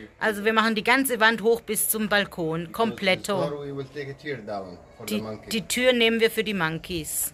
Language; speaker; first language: German; native; German